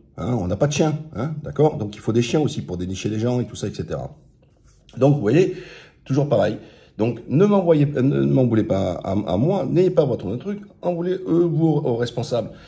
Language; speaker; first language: French; early bilingual, other home language; Arabic